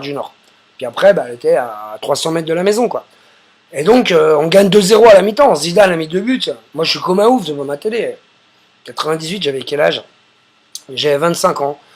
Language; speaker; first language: French; native; French